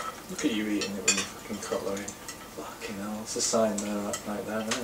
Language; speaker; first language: English; native; English